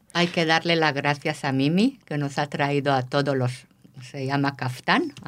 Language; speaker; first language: Spanish; native; Spanish